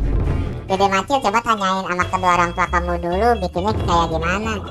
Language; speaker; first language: Indonesian; native; Indonesian